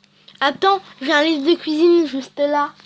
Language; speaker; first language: French; native; French